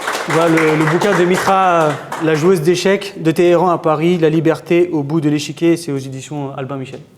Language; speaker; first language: French; native; French